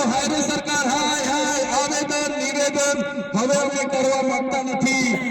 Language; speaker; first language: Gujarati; non-native, local second language; Vasavi